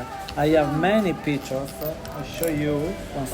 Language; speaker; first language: English; non-native, learner; Italian